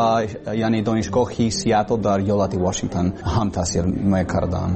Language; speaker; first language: Persian; non-native, learner; English